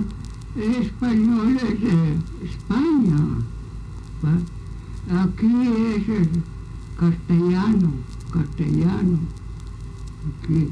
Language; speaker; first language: Spanish; non-native, local second language; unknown